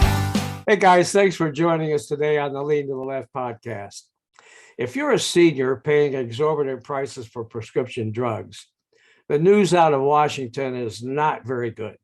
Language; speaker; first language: English; native; English